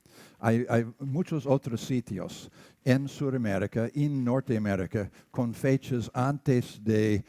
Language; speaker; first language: Spanish; non-native, learner; English